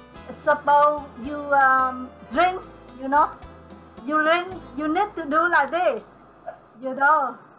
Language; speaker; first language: English; non-native, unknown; Vietnamese